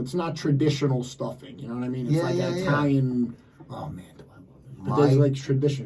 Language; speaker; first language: English; native; English